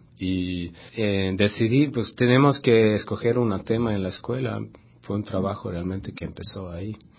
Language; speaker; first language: Spanish; non-native, fluent; Swedish